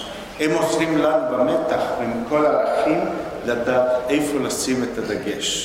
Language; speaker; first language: Hebrew; non-native, fluent; Spanish